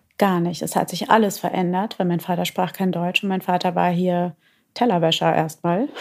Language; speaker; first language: German; early bilingual, other home language; Portuguese